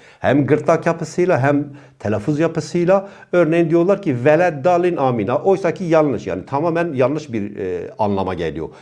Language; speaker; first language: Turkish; non-native, local second language; Kurdish